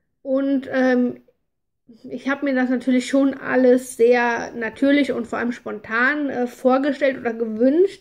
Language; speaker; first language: German; native; German